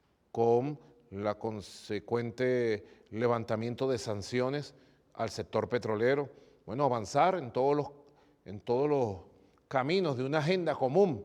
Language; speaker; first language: Spanish; native; Spanish